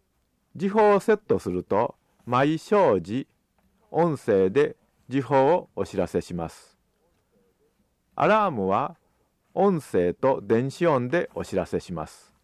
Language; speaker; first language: Japanese; native; Japanese